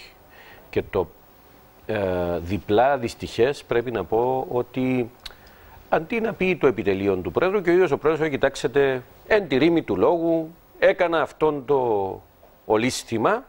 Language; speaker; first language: Greek; native; Greek